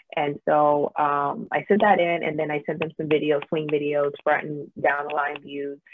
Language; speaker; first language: English; native; English